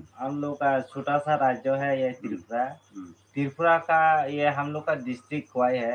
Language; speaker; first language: Hindi; non-native, local second language; Kok Borok